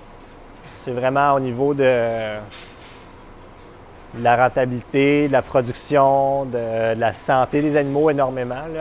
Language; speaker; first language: French; native; French